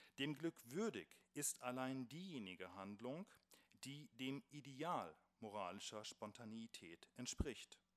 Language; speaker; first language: German; native; German